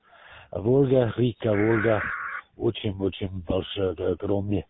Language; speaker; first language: Russian; non-native, learner; German